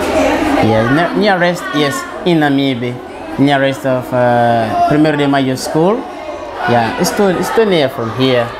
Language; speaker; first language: English; non-native, learner; Portuguese